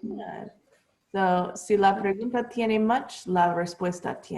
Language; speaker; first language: Spanish; non-native, learner; English